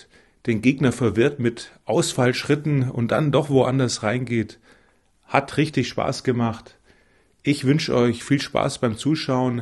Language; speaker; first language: German; native; German